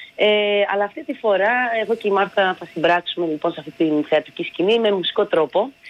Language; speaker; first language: Greek; early bilingual, other home language; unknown